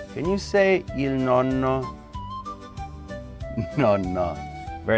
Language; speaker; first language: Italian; early bilingual, heritage; English